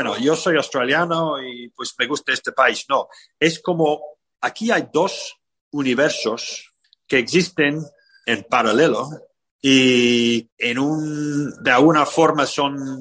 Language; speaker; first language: Spanish; non-native, fluent; English